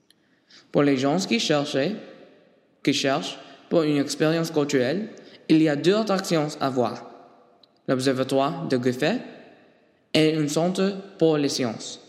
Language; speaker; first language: French; non-native, learner; English